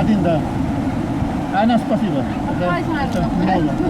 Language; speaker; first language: Russian; non-native, learner; Urdu